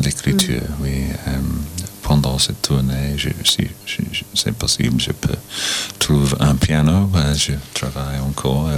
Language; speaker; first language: French; non-native, learner; English